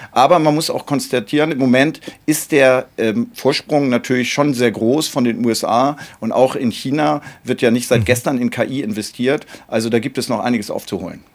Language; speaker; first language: German; native; German